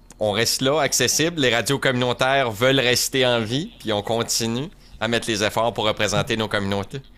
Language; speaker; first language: French; native; French